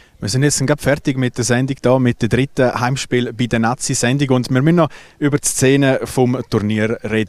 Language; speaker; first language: German; native; German